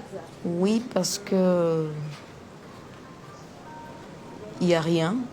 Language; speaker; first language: French; non-native, local second language; Comorian